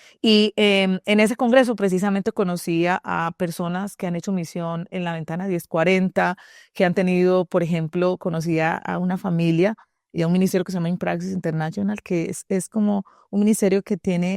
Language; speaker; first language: Spanish; native; Spanish